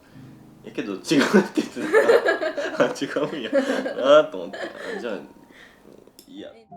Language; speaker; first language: Japanese; native; Japanese